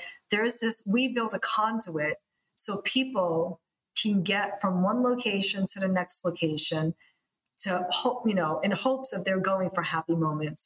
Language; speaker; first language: English; early bilingual, other home language; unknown